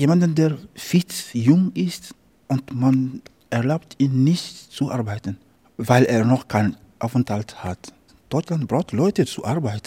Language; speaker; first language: German; non-native, learner; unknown